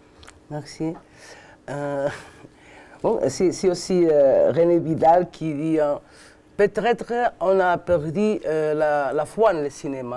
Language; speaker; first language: French; non-native, learner; Catalan